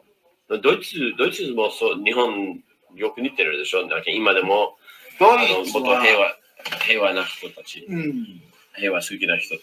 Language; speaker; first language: Japanese; non-native, learner; English